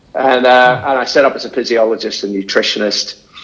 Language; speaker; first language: English; native; English